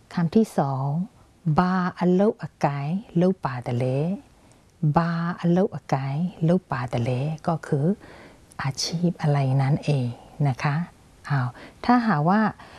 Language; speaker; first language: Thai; non-native, fluent; Burmese